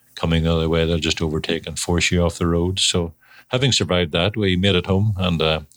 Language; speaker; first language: English; native; English